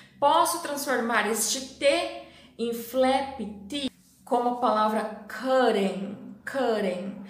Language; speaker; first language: Portuguese; native; Portuguese